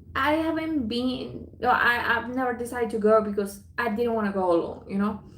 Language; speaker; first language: English; non-native, fluent; Spanish